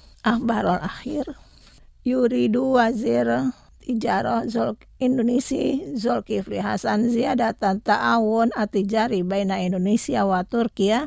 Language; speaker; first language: Arabic; non-native, fluent; Indonesian